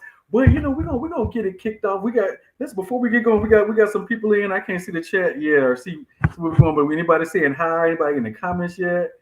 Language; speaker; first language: English; native; English